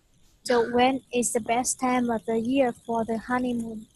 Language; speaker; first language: English; non-native, fluent; Vietnamese